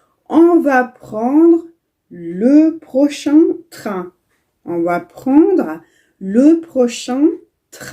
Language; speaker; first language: French; non-native, fluent; Tigrinya